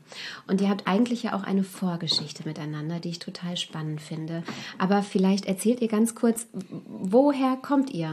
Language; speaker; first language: German; native; German